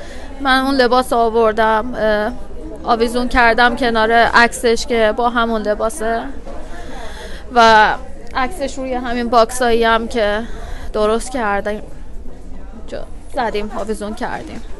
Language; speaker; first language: Persian; native; Persian